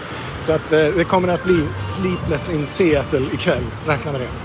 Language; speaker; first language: Swedish; native; Swedish